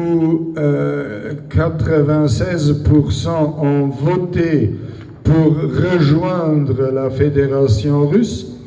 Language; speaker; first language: French; non-native, local second language; Luxembourgish